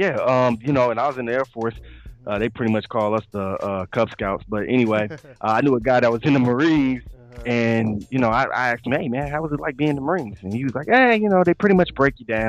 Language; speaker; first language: English; native; English